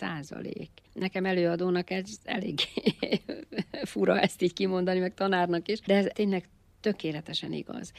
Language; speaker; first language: Hungarian; native; Hungarian